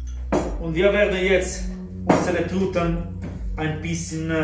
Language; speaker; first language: German; non-native, fluent; Italian